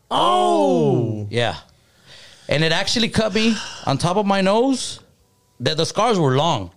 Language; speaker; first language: English; early bilingual, other home language; Spanish